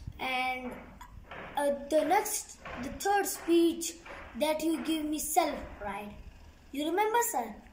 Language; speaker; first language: English; non-native, learner; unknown